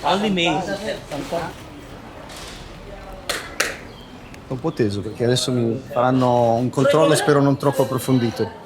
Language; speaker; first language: Italian; native; Italian